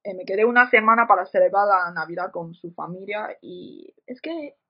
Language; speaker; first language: Spanish; non-native, fluent; Chinese